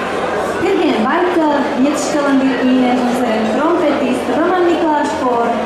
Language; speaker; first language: German; non-native, fluent; Slovak